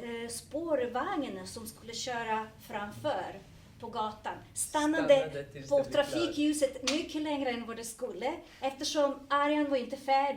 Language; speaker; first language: Swedish; non-native, fluent; Serbian